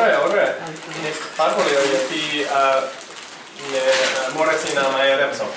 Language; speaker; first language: Greek; non-native, learner; English